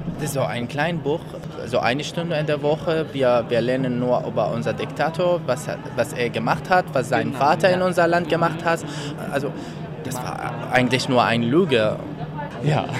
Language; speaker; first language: German; non-native, learner; Arabic